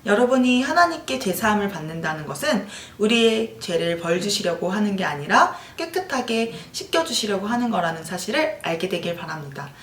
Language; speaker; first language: Korean; native; Korean